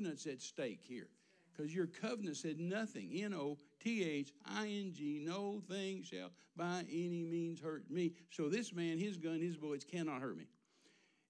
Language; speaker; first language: English; native; English